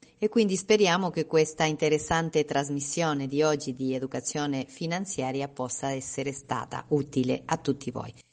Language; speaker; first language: Italian; non-native, fluent; Spanish